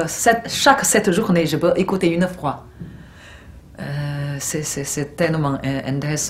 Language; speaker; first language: French; non-native, learner; Chinese